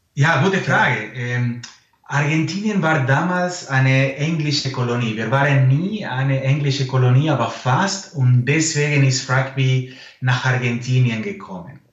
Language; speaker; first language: German; non-native, fluent; Spanish